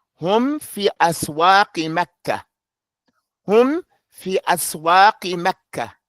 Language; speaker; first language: Arabic; non-native, fluent; English